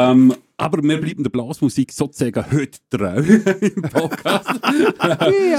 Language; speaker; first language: German; native; German